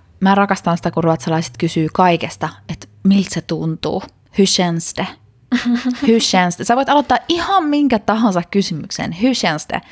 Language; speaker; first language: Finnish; native; Finnish